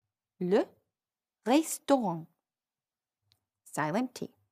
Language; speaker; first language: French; non-native, fluent; English